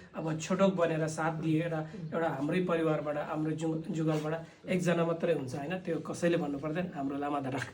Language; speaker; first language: Nepali; non-native, local second language; Sherpa